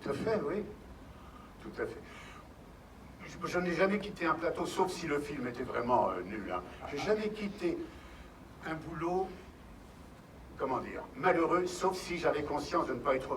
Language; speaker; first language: French; native; French